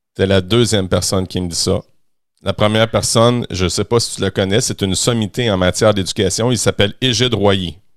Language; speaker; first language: French; native; French